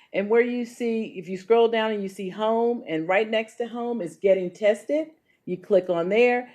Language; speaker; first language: English; native; English